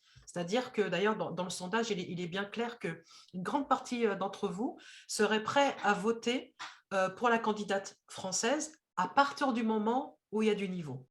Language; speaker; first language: French; native; French